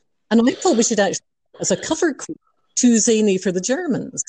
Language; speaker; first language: English; native; English